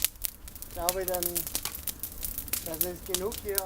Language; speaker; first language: German; non-native, learner; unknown